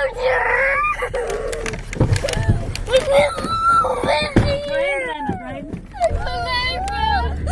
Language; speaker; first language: Dutch; early bilingual, heritage; Dutch